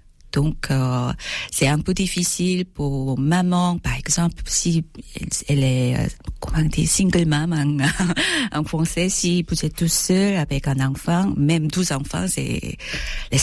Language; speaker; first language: French; non-native, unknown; Korean